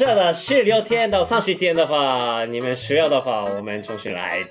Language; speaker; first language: Chinese; non-native, fluent; Japanese